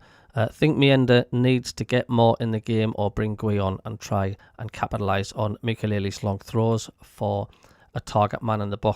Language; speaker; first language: English; native; English